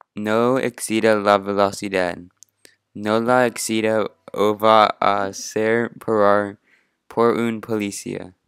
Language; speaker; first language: Spanish; non-native, learner; English